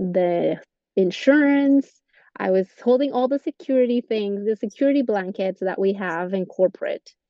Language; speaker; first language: English; non-native, fluent; Spanish